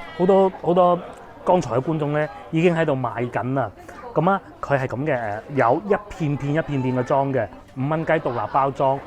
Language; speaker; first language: Cantonese; native; Cantonese